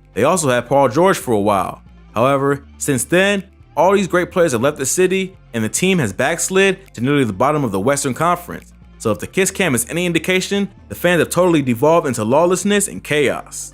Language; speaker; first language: English; native; English